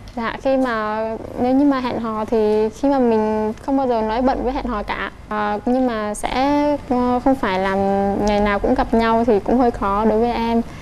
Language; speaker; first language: Vietnamese; native; Vietnamese